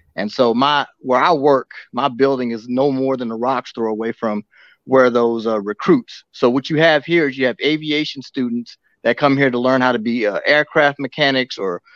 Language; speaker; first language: English; native; English